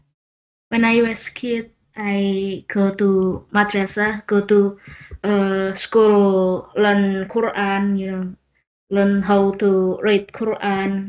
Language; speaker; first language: English; non-native, learner; Indonesian